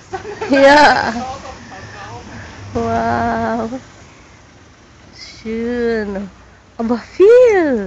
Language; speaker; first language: German; non-native, learner; Filipino